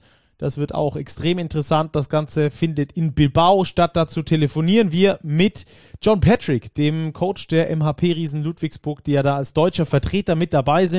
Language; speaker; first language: German; native; German